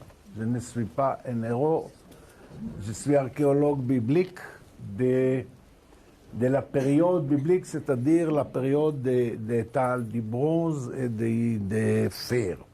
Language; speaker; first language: French; non-native, fluent; Hebrew